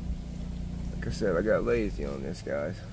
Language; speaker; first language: English; native; English